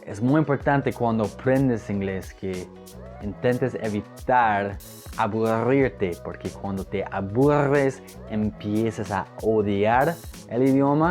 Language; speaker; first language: Spanish; non-native, fluent; English